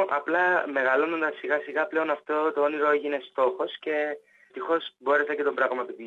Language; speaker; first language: Greek; native; Greek